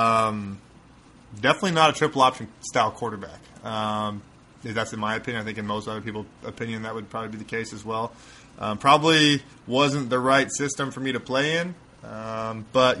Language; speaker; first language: English; native; English